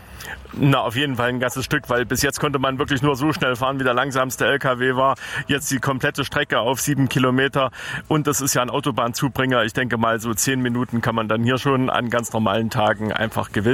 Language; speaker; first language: German; native; German